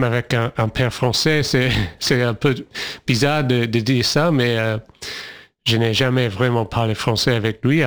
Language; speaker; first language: French; non-native, fluent; English